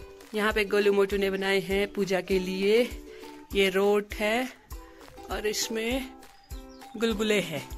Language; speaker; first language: Hindi; native; Hindi